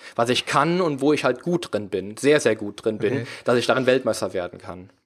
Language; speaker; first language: German; native; German